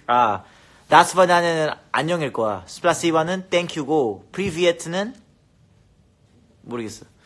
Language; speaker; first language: Korean; early bilingual, heritage; Korean